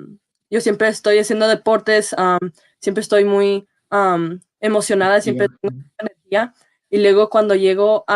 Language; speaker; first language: Spanish; early bilingual, heritage; Spanish